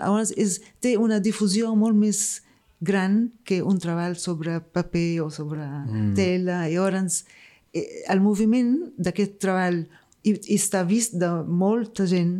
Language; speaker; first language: Catalan; non-native, fluent; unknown